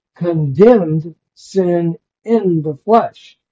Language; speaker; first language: English; native; English